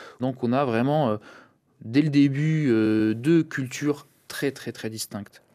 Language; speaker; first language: French; early bilingual, other home language; Russian